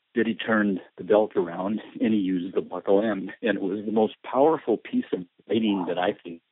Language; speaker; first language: English; early bilingual, other home language; Spanish